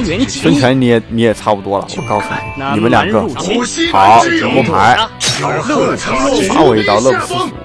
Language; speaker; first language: Chinese; native; Chinese